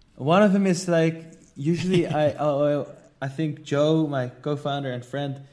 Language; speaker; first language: English; non-native, fluent; Dutch